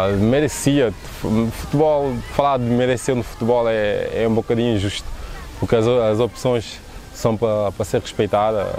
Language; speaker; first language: Portuguese; non-native, local second language; Kabuverdianu